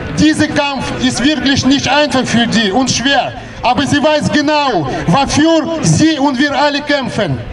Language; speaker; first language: German; non-native, fluent; Russian